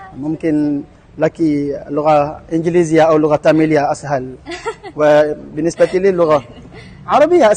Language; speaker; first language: Arabic; non-native, fluent; Malay